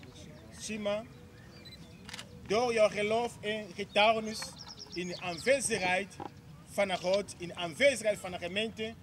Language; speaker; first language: Dutch; non-native, learner; Portuguese